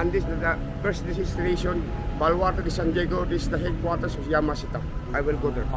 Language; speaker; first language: English; non-native, local second language; Filipino